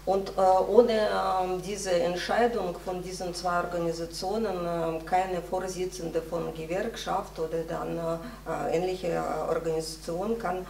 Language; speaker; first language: German; non-native, fluent; Russian